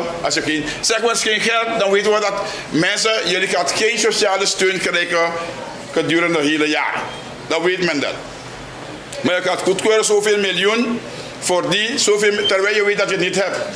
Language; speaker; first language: Dutch; non-native, local second language; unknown